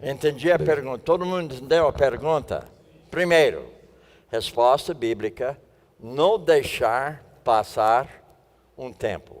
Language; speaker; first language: Portuguese; non-native, fluent; English